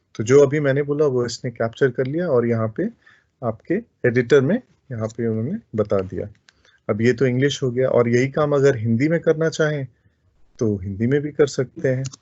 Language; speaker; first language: Hindi; native; Hindi